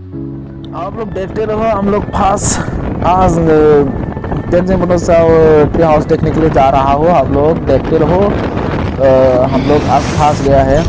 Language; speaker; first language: Hindi; non-native, local second language; Bodo